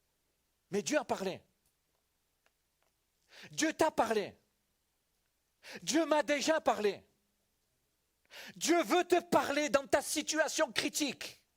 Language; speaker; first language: French; native; French